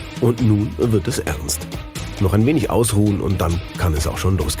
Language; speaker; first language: German; native; German